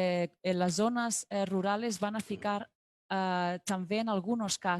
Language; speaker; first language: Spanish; non-native, fluent; Portuguese